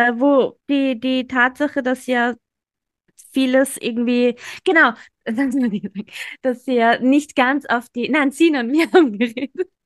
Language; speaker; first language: German; native; German